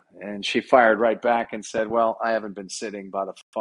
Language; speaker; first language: English; native; English